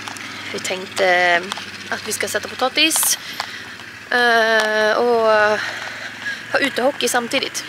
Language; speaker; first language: Swedish; native; Swedish